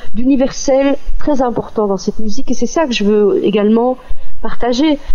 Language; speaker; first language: French; native; French